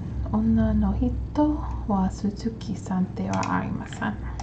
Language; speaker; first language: Japanese; non-native, learner; English